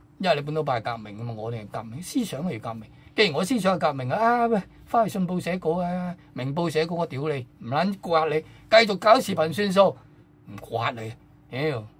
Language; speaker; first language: Chinese; non-native, local second language; Cantonese